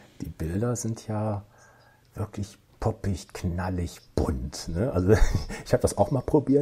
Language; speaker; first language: German; native; German